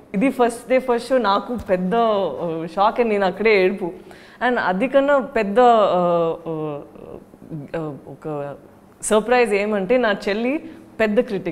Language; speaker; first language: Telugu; non-native, learner; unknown